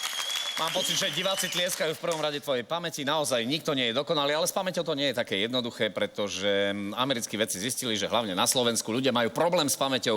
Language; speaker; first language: Slovak; native; Slovak